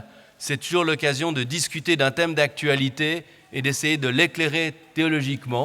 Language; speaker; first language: French; native; French